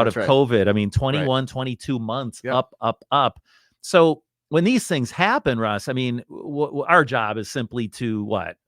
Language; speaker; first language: English; native; English